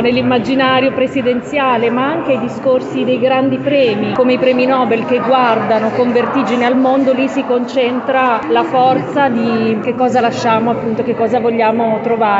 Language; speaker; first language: Italian; native; Italian